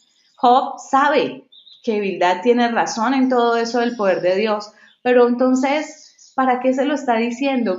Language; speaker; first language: Spanish; native; Spanish